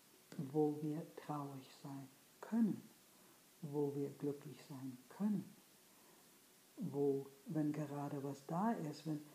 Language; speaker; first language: German; non-native, fluent; English